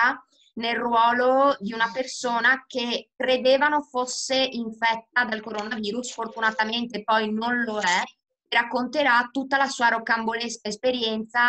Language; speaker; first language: Italian; native; Italian